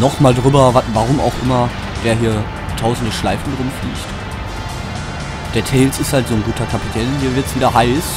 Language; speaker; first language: German; native; German